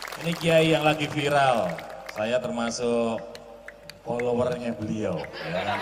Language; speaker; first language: Indonesian; non-native, local second language; Javanese